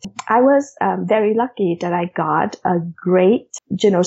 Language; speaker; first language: English; non-native, fluent; Vietnamese